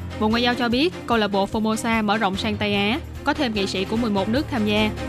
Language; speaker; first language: Vietnamese; native; Vietnamese